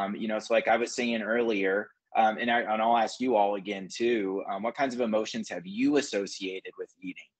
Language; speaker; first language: English; native; English